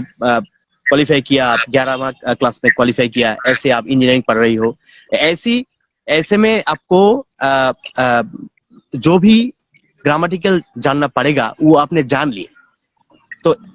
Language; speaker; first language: Hindi; non-native, learner; Bangla